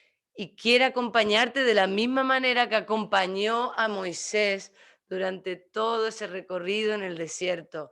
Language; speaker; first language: Spanish; native; Spanish